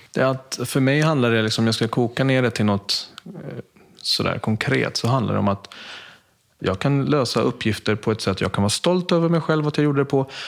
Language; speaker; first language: Swedish; early bilingual, other home language; Spanish